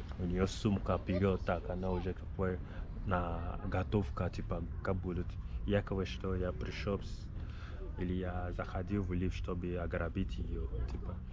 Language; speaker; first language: Russian; non-native, learner; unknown